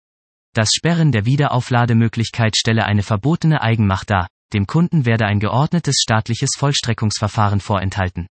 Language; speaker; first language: German; native; German